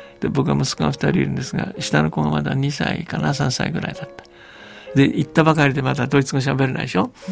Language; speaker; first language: Japanese; early bilingual, heritage; Japanese